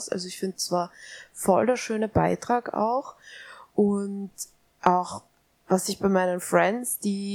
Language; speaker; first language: German; native; German